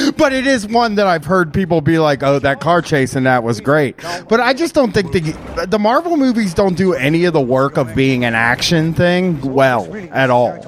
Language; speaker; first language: English; native; English